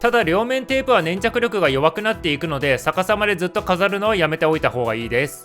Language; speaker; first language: Japanese; native; Japanese